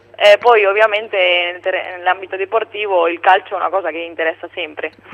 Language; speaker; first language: Italian; non-native, fluent; Spanish